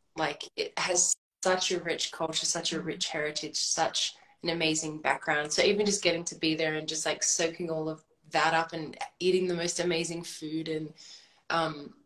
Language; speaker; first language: English; native; English